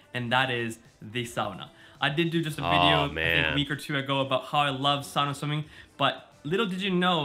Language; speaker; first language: English; native; English